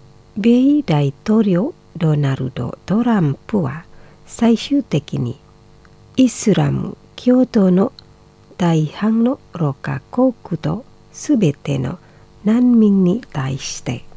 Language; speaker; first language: Japanese; non-native, fluent; Indonesian